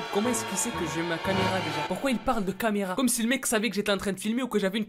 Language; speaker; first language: French; native; French